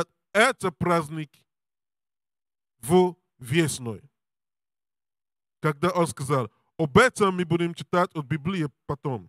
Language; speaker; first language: Russian; non-native, learner; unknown